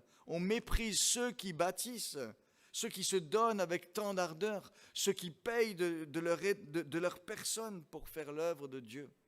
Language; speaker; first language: French; native; French